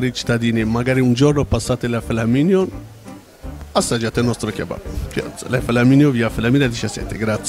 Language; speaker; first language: Italian; non-native, learner; Turkish